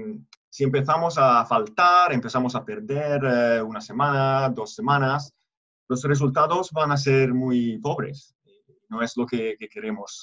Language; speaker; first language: Spanish; non-native, fluent; Italian